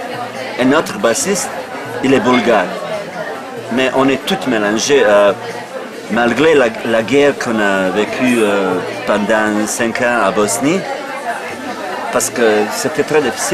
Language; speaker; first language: French; non-native, fluent; Bosnian